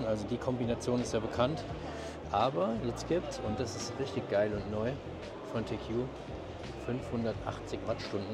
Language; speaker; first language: German; native; German